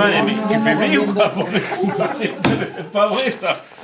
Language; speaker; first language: French; native; French